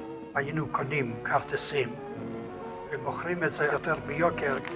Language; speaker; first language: Hebrew; non-native, fluent; Yiddish